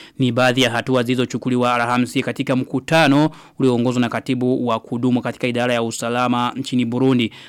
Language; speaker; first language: Swahili; non-native, local second language; Rundi